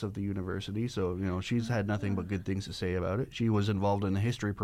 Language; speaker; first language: English; native; English